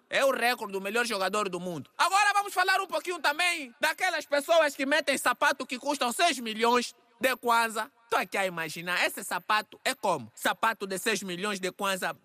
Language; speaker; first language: Portuguese; native; Portuguese